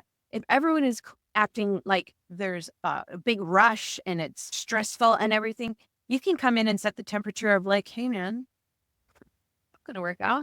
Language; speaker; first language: English; native; English